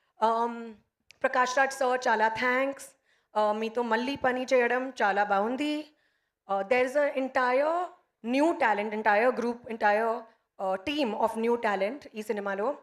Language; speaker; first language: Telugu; non-native, local second language; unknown